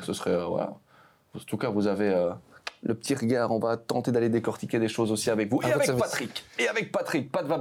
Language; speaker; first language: French; native; French